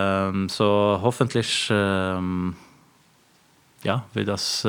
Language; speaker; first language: German; non-native, fluent; Norwegian